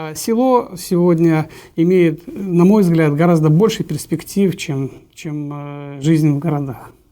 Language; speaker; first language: Russian; non-native, local second language; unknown